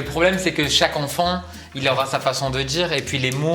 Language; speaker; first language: French; native; French